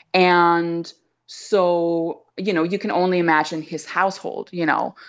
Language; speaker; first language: English; non-native, fluent; German